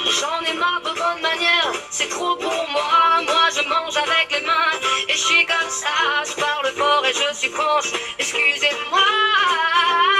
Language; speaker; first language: French; non-native, learner; Spanish